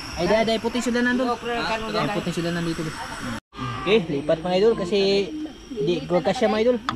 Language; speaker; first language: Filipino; non-native, local second language; Cebuano